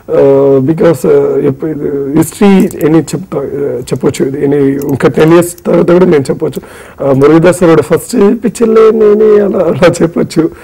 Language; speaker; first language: Telugu; non-native, learner; Tamil